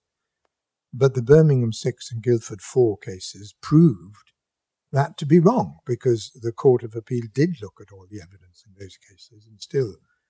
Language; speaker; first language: English; native; English